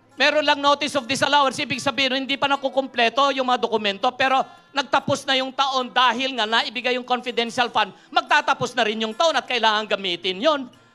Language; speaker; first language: Filipino; non-native, local second language; Iloko